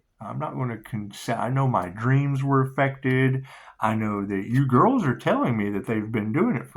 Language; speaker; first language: English; native; English